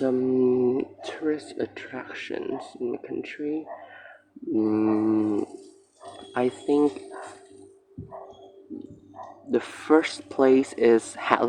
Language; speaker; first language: English; non-native, learner; Vietnamese